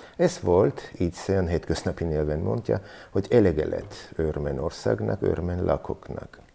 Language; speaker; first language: Hungarian; non-native, learner; Armenian